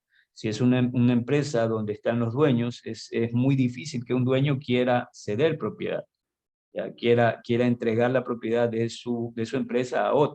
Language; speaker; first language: Spanish; native; Spanish